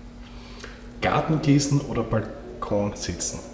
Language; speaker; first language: German; native; German